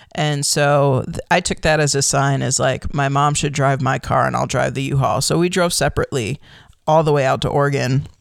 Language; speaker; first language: English; native; English